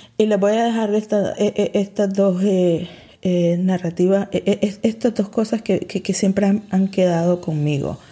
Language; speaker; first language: Spanish; early bilingual, heritage; Spanish